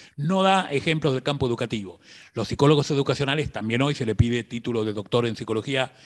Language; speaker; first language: Spanish; native; Spanish